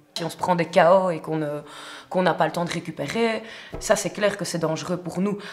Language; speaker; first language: French; native; French